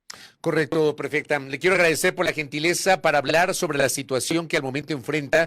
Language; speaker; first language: Spanish; native; Spanish